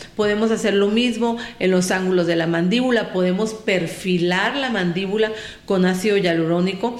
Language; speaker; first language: Spanish; native; Spanish